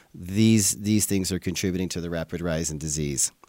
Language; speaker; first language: English; native; English